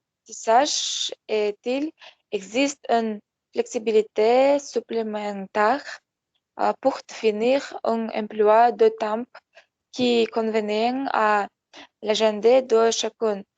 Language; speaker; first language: French; non-native, learner; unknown